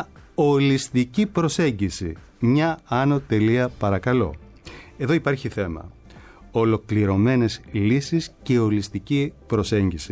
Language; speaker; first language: Greek; native; Greek